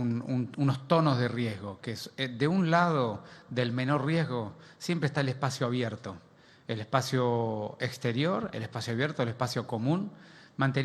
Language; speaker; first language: Spanish; native; Spanish